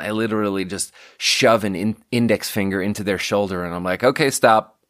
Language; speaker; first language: English; native; English